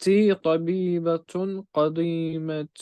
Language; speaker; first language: Arabic; non-native, learner; Urdu